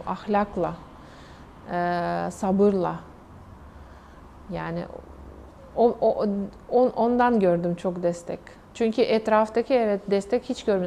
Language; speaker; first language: Turkish; non-native, fluent; Russian